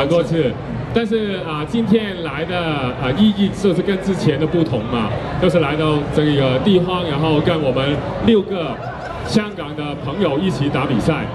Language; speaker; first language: Chinese; non-native, local second language; Cantonese